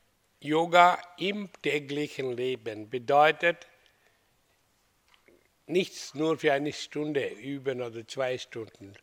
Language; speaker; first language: German; non-native, learner; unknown